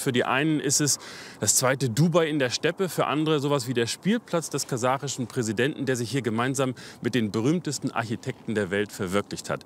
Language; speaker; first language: German; native; German